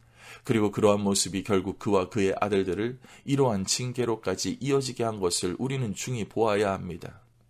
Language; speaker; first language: Korean; native; Korean